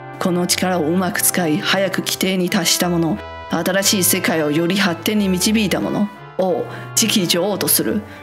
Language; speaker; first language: Japanese; non-native, fluent; Chinese